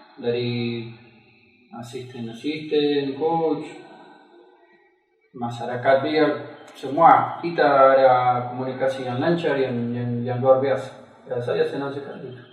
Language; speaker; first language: Indonesian; non-native, fluent; Spanish